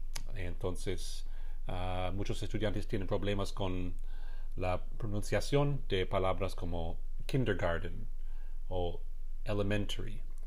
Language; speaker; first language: Spanish; non-native, fluent; English